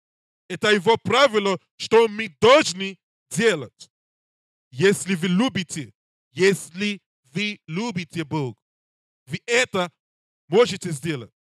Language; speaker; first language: Russian; non-native, learner; English